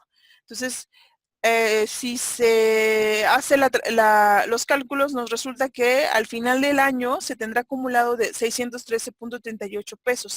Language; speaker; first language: Spanish; native; Spanish